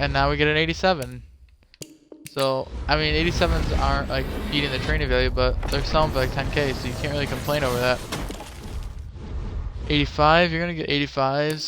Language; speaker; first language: English; native; English